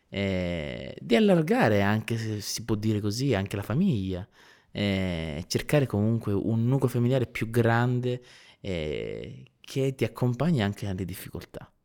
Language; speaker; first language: Italian; native; Italian